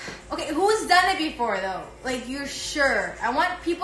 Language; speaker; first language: English; early bilingual, other home language; Spanish